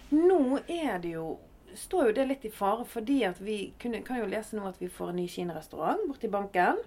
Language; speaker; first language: Norwegian; native; Norwegian